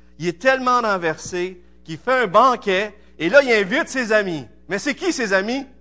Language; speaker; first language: French; native; French